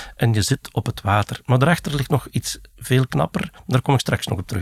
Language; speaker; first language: Dutch; native; Dutch